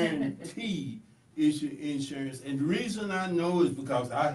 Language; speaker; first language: English; native; English